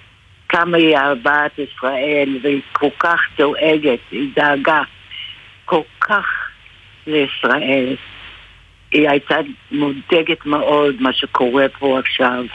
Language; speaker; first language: Hebrew; non-native, fluent; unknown